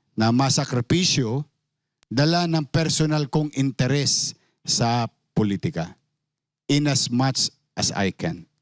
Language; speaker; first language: Filipino; native; Filipino